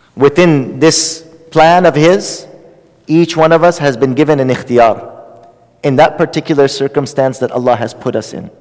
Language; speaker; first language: English; native; English